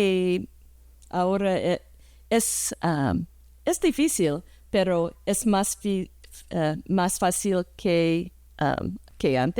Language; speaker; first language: Spanish; early bilingual, heritage; English